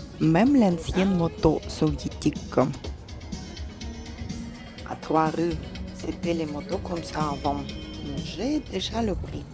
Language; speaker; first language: French; non-native, fluent; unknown